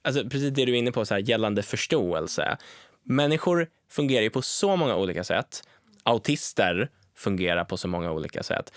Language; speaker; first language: Swedish; native; Swedish